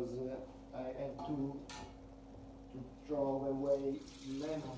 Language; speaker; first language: English; non-native, learner; Italian